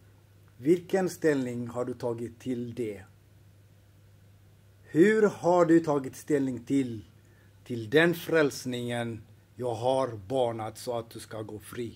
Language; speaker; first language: Swedish; non-native, fluent; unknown